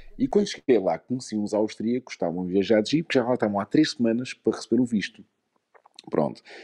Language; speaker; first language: Portuguese; native; Portuguese